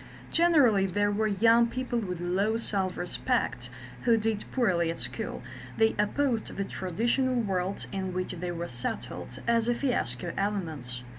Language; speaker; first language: English; non-native, fluent; Russian